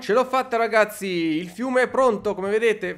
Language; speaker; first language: Italian; native; Italian